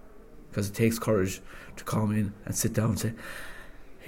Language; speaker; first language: English; native; English